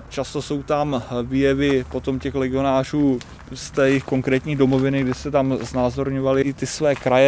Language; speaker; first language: Czech; native; Czech